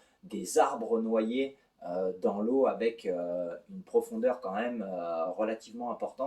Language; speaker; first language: French; native; French